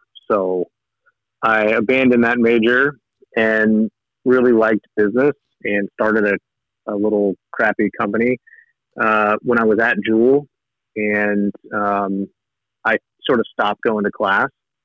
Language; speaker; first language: English; native; English